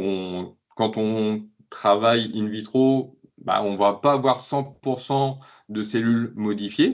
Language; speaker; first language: French; native; French